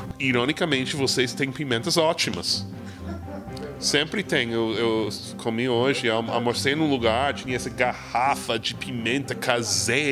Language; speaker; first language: Portuguese; non-native, fluent; English